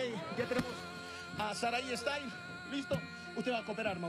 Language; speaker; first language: Spanish; native; Spanish